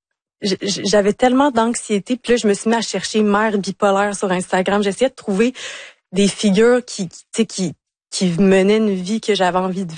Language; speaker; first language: French; native; French